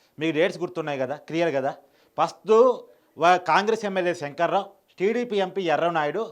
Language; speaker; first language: Telugu; native; Telugu